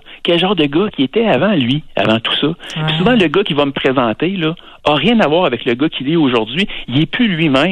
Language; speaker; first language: French; native; French